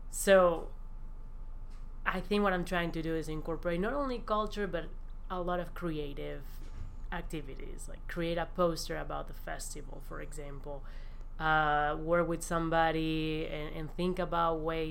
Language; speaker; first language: English; non-native, fluent; Spanish